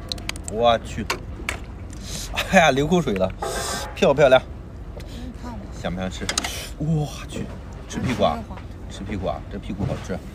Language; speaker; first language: Chinese; native; Chinese